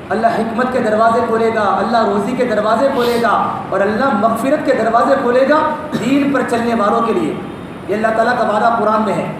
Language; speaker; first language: Urdu; non-native, local second language; Gujarati